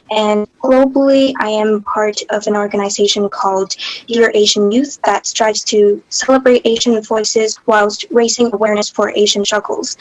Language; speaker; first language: English; non-native, local second language; Cantonese